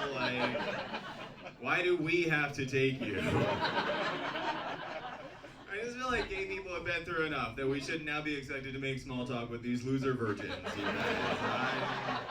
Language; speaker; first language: English; native; English